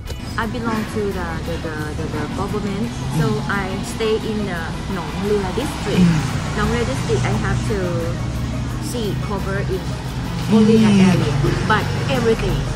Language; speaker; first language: English; non-native, learner; Thai